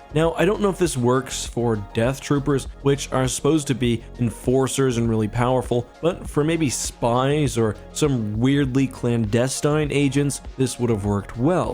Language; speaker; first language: English; native; English